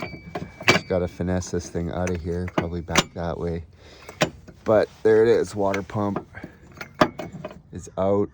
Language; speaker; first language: English; native; English